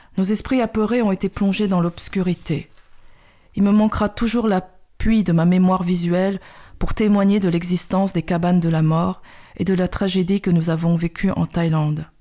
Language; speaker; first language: French; early bilingual, other home language; Khmer